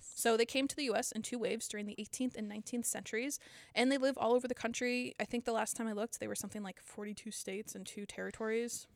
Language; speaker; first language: English; native; English